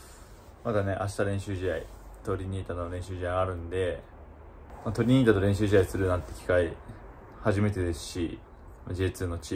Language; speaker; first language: Japanese; native; Japanese